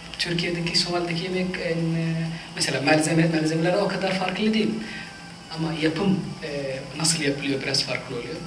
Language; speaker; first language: Turkish; non-native, fluent; Somali